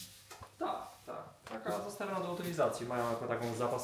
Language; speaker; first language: Polish; native; Polish